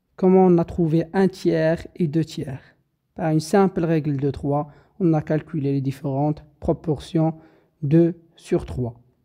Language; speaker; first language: French; non-native, local second language; Arabic